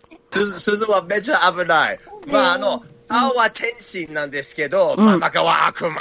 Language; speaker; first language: Japanese; non-native, learner; English